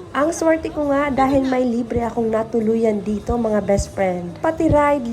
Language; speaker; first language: Filipino; non-native, local second language; Bikol